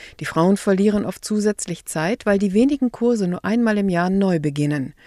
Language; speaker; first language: German; native; German